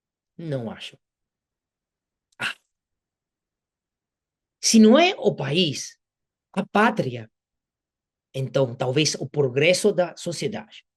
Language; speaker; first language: Portuguese; non-native, fluent; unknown